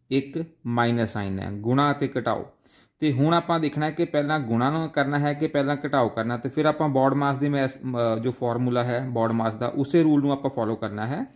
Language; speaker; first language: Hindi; non-native, local second language; Punjabi